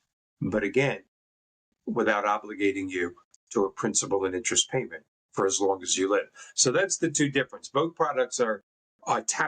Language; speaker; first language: English; native; English